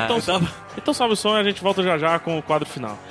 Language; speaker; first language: Portuguese; native; Portuguese